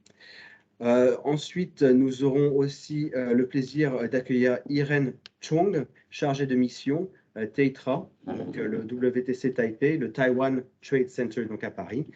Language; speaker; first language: French; native; French